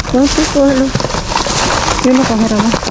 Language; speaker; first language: Spanish; non-native, learner; Filipino